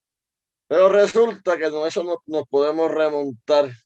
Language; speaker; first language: Spanish; native; Spanish